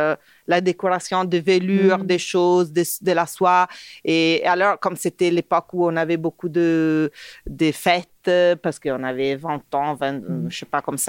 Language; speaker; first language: French; non-native, fluent; Italian